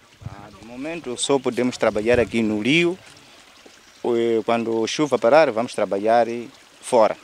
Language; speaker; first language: Portuguese; non-native, local second language; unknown